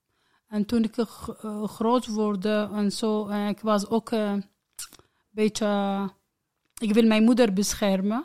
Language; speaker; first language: Dutch; non-native, learner; Arabic